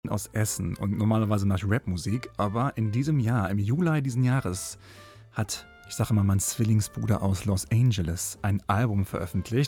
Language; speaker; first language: German; native; German